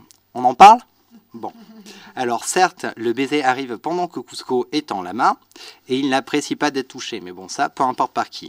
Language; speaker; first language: French; native; French